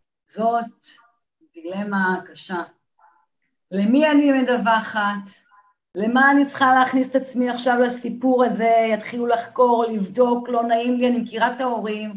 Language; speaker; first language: Hebrew; native; Hebrew